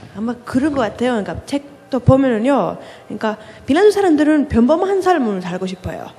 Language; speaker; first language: Korean; non-native, fluent; Finnish